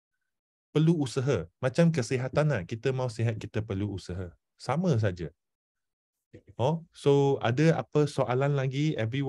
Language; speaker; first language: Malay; non-native, local second language; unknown